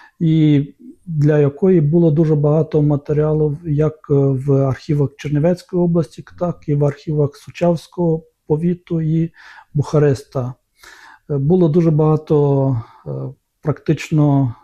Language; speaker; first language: Ukrainian; non-native, local second language; Romanian